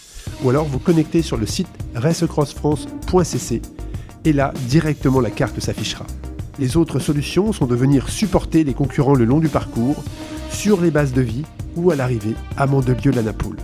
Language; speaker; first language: French; native; French